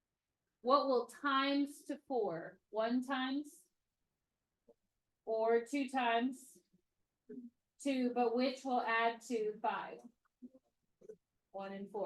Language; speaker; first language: English; native; English